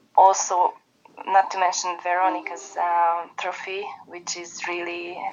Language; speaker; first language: English; non-native, fluent; Hungarian